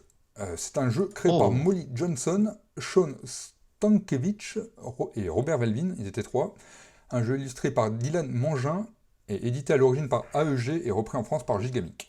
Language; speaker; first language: French; native; French